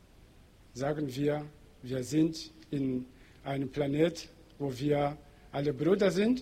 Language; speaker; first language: German; non-native, fluent; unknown